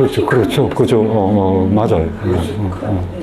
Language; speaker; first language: Korean; native; Korean